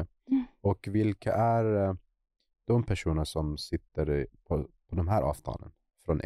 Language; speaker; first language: Swedish; non-native, fluent; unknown